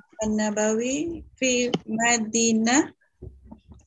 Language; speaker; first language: Arabic; non-native, learner; Indonesian